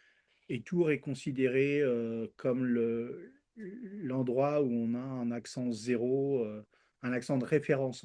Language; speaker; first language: French; early bilingual, other home language; Spanish